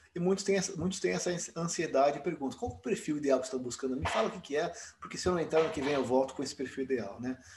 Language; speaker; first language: Portuguese; native; Portuguese